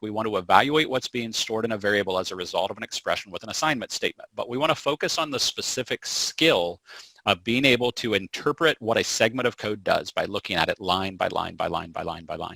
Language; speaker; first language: English; native; English